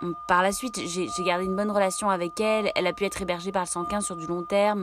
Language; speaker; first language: French; native; French